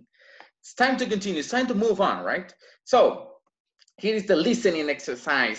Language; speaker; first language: English; non-native, fluent; Spanish